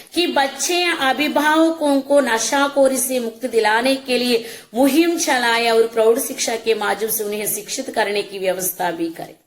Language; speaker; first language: Hindi; non-native, local second language; Telugu